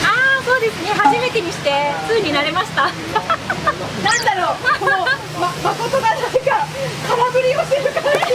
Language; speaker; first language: Japanese; native; Japanese